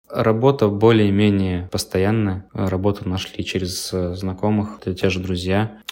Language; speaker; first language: Russian; native; Russian